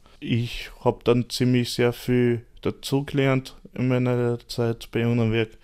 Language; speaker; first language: German; early bilingual, other home language; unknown